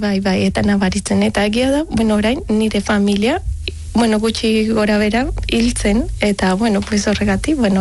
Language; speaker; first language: Basque; non-native, learner; Spanish